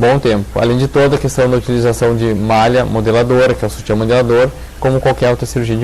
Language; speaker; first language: Portuguese; native; Portuguese